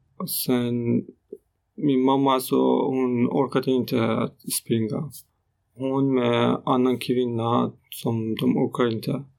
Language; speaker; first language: Swedish; non-native, learner; Persian